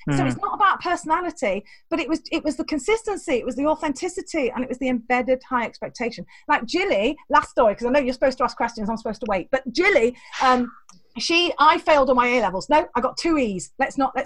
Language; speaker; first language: English; native; English